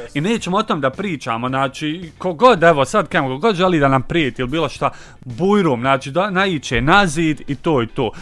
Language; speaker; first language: Bosnian; native; Bosnian